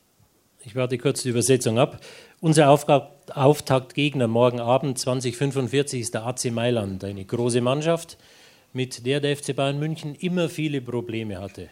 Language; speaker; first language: German; native; German